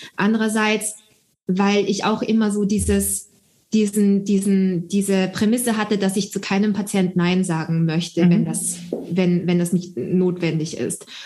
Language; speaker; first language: German; early bilingual, other home language; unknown